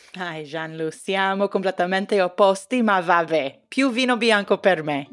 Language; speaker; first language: Italian; non-native, learner; English